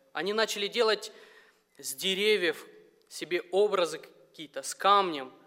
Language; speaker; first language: Russian; non-native, local second language; Romanian